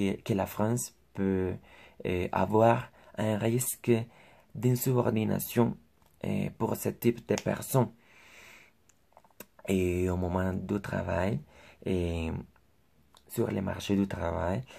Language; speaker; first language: French; non-native, learner; Spanish